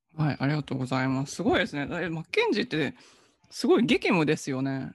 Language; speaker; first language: Japanese; native; Japanese